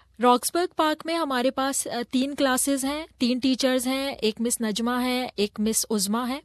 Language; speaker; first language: Urdu; native; Urdu